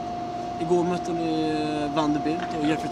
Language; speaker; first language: Swedish; native; Swedish